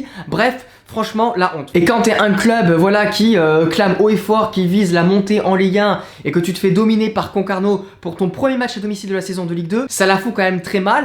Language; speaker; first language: French; native; French